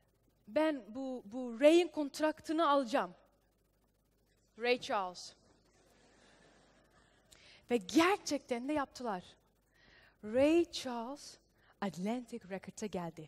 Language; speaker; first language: Turkish; early bilingual, heritage; Turkish